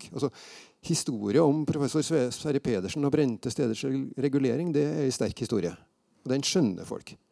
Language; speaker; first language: Norwegian; native; Norwegian